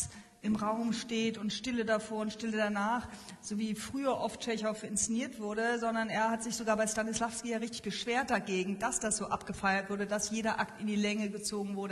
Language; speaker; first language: German; native; German